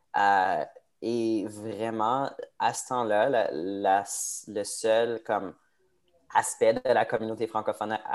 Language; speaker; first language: French; native; French